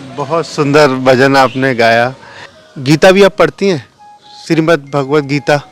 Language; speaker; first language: Hindi; native; Hindi